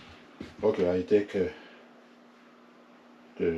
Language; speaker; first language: English; non-native, learner; French